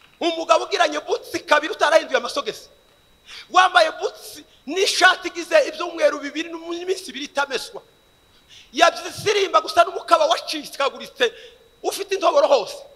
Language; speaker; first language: Kinyarwanda; early bilingual, heritage; Kinyarwanda